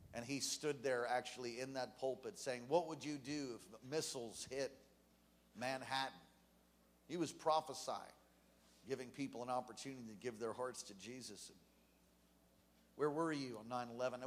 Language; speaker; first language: English; native; English